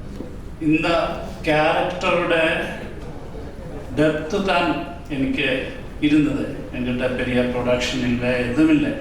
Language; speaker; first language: Tamil; non-native, learner; Malayalam